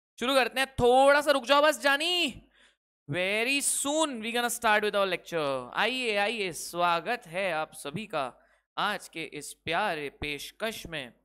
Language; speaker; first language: Hindi; native; Hindi